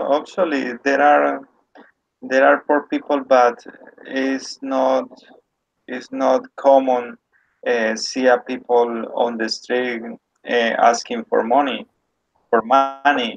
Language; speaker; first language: English; non-native, learner; Spanish